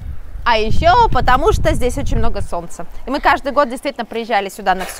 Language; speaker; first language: Russian; native; Russian